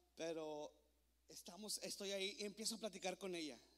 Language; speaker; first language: Spanish; native; Spanish